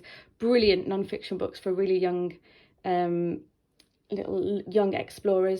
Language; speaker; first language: English; native; English